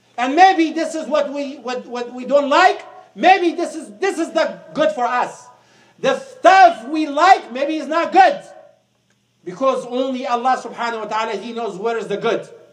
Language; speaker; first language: English; non-native, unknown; Arabic